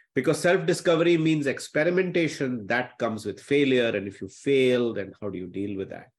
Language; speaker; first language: English; non-native, local second language; Hindi